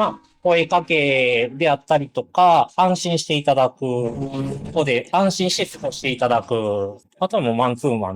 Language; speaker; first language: Japanese; native; Japanese